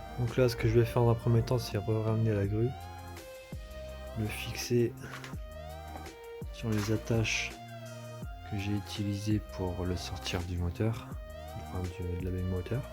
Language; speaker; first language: French; native; French